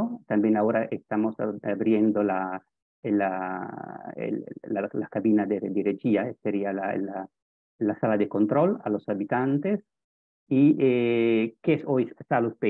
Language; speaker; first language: Spanish; non-native, fluent; Italian